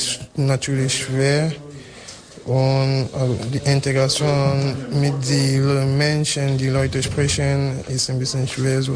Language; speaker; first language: German; non-native, fluent; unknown